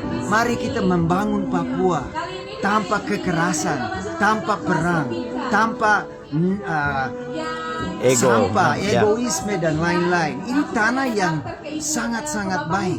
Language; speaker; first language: Indonesian; non-native, local second language; English